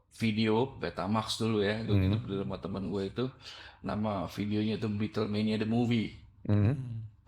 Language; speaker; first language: Indonesian; native; Indonesian